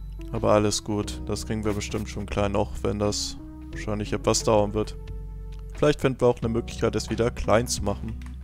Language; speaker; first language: German; native; German